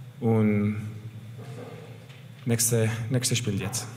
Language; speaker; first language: German; non-native, learner; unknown